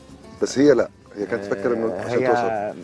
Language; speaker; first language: Arabic; native; Arabic